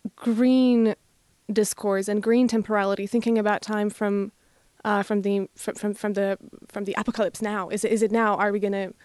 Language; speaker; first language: English; non-native, fluent; Slovak